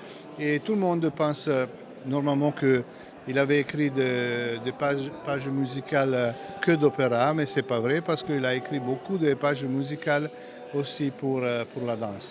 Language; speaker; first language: French; non-native, fluent; Italian